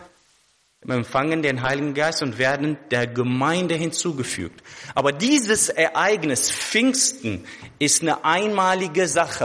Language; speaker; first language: German; non-native, fluent; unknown